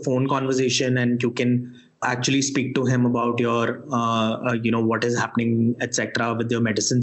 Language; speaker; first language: English; non-native, local second language; Hindi